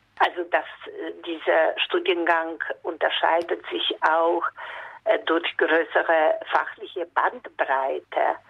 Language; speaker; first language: German; non-native, fluent; Polish